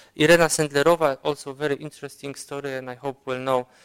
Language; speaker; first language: English; non-native, fluent; Polish